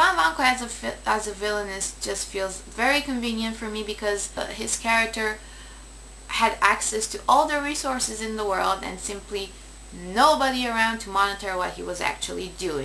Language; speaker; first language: English; native; English